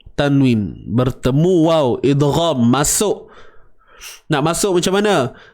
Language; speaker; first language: Malay; native; Malay